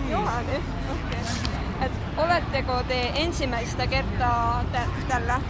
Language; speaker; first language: Finnish; non-native, learner; Estonian